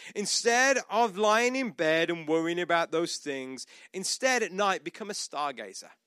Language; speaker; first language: English; native; English